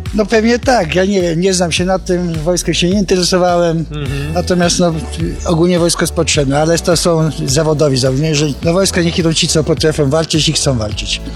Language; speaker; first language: Polish; native; Polish